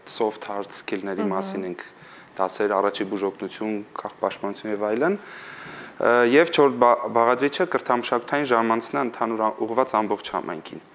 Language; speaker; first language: Armenian; native; Armenian